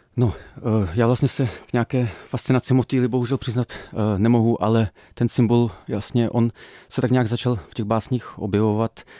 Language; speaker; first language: Czech; early bilingual, other home language; Russian